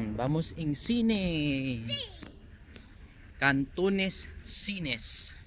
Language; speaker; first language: Spanish; non-native, learner; Filipino